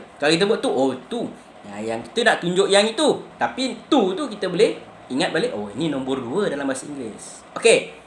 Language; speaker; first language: Malay; native; Malay